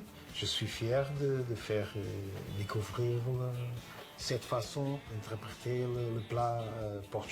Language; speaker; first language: French; non-native, fluent; Portuguese